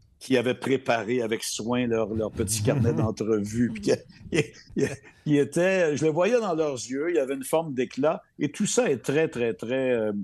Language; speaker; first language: French; native; French